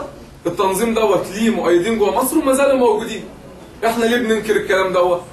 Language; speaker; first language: Arabic; native; Arabic